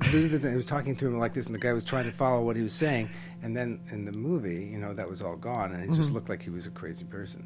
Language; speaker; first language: English; native; English